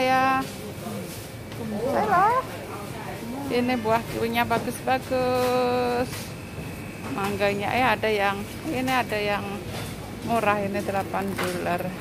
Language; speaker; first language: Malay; non-native, local second language; Javanese